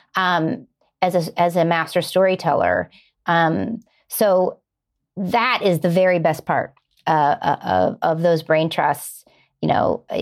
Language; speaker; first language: English; native; English